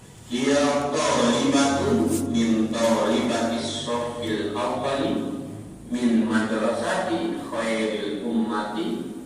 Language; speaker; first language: Arabic; non-native, learner; Indonesian